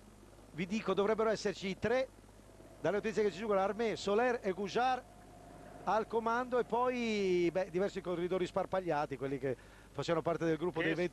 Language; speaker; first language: Italian; native; Italian